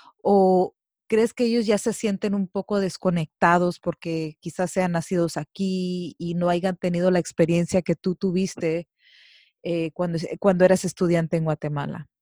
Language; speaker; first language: Spanish; early bilingual, heritage; Spanish